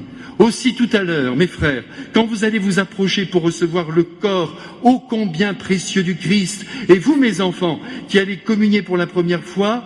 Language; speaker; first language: French; native; French